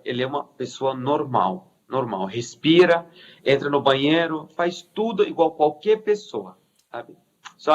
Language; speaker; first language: Portuguese; non-native, fluent; Arabic